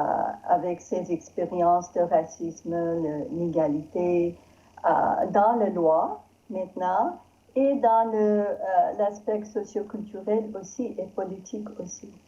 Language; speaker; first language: French; non-native, learner; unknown